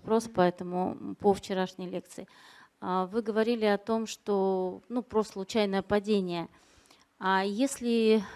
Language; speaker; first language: Russian; native; Russian